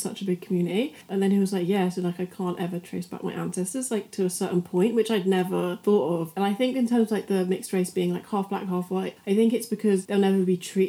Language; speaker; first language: English; native; English